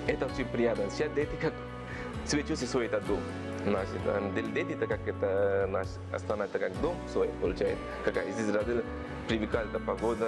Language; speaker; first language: Russian; non-native, learner; Tamil